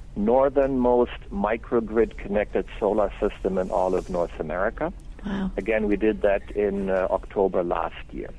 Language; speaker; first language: English; non-native, fluent; German